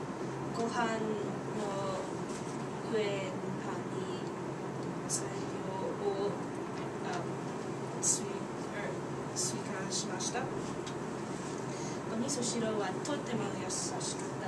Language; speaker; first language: Japanese; non-native, learner; English